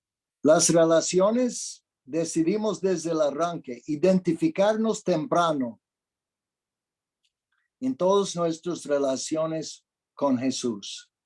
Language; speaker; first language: Spanish; non-native, fluent; English